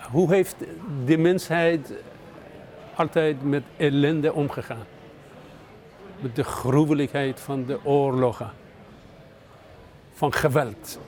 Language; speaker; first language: Dutch; non-native, fluent; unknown